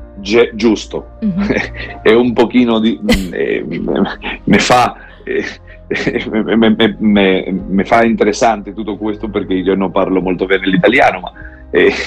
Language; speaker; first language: Italian; non-native, learner; Spanish